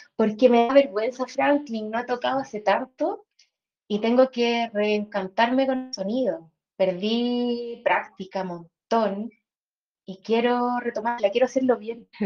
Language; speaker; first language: Spanish; native; Spanish